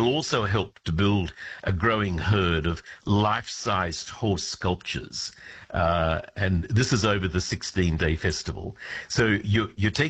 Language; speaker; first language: English; native; English